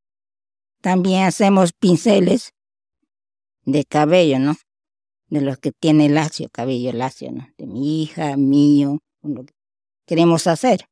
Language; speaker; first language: Spanish; non-native, local second language; Shipibo-Conibo